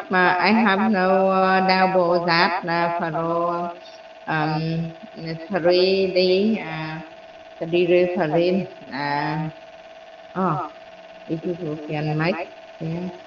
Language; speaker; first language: English; non-native, learner; Vietnamese